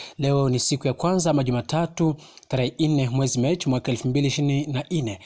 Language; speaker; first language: Swahili; non-native, local second language; Kinyarwanda